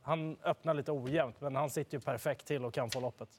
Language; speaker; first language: Swedish; native; Swedish